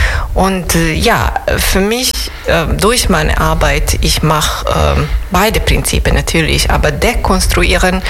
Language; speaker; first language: German; non-native, fluent; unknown